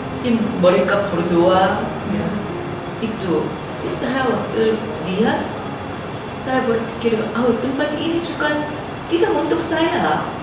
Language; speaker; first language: Indonesian; non-native, learner; Korean